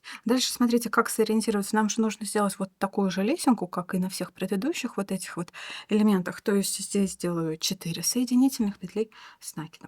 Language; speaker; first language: Russian; native; Russian